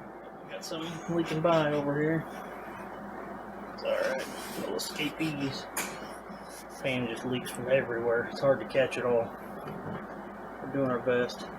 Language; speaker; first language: English; native; English